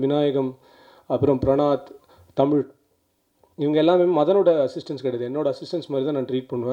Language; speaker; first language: Tamil; native; Tamil